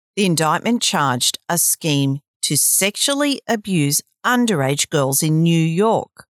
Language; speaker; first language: English; native; English